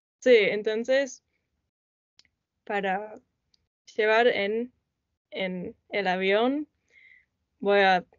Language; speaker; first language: Spanish; non-native, learner; English